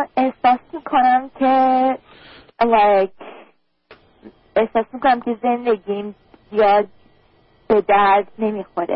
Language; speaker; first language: Persian; early bilingual, heritage; Persian